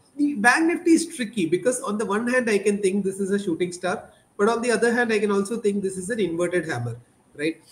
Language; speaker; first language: English; non-native, local second language; Malayalam